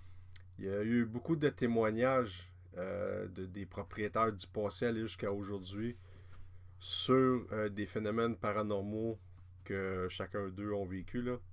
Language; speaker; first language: French; native; French